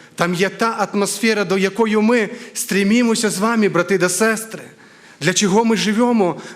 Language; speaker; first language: Ukrainian; non-native, fluent; Lithuanian